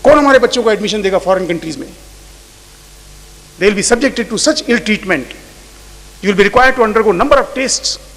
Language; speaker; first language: Hindi; non-native, local second language; Marathi